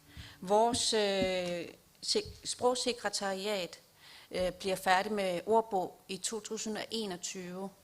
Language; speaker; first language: Danish; non-native, local second language; Kalaallisut